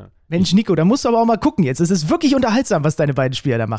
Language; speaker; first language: German; native; German